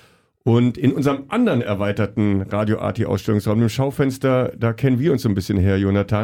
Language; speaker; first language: German; native; German